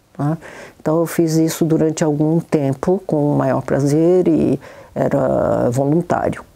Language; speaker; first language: Portuguese; native; Portuguese